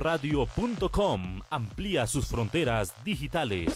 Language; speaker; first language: Spanish; native; Spanish